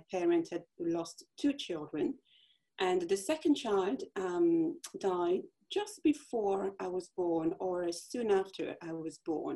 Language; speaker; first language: English; non-native, fluent; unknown